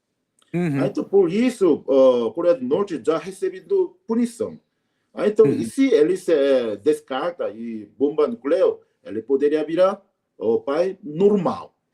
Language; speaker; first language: Portuguese; non-native, learner; Korean